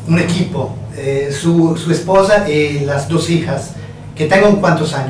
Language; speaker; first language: Spanish; non-native, fluent; Italian